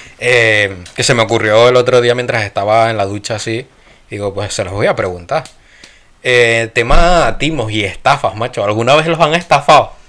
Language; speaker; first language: Spanish; native; Spanish